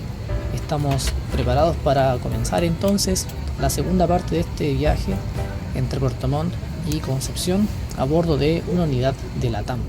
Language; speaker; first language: Spanish; native; Spanish